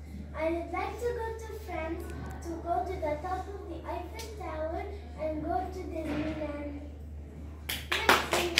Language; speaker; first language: English; non-native, learner; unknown